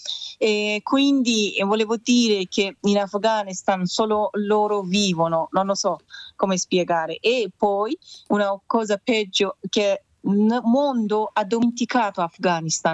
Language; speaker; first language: Italian; non-native, learner; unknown